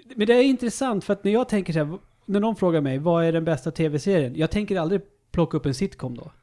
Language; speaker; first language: Swedish; native; Swedish